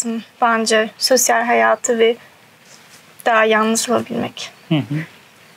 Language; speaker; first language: Turkish; early bilingual, heritage; Turkish